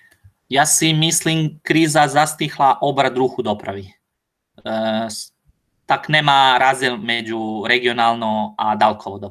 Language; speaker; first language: Slovak; non-native, learner; Croatian